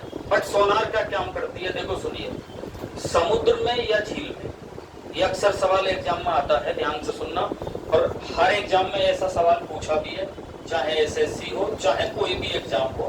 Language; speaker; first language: Hindi; native; Hindi